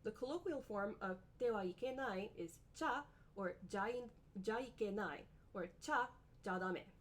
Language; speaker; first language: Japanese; non-native, fluent; English